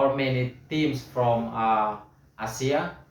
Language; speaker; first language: English; non-native, learner; Indonesian